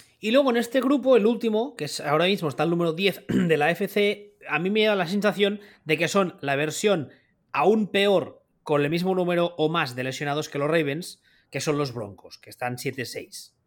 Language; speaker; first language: Spanish; native; Spanish